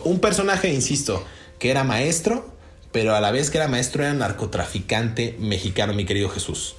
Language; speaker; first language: Spanish; native; Spanish